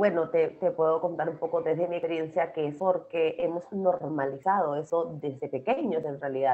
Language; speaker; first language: Spanish; native; Spanish